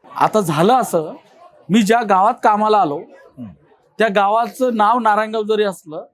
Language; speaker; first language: Marathi; native; Marathi